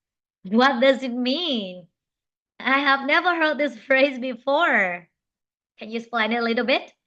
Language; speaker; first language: English; non-native, fluent; Vietnamese